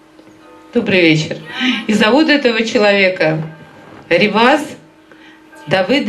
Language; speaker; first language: Russian; native; Russian